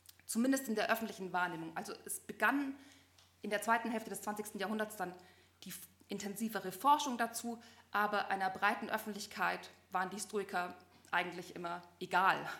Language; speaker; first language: German; native; German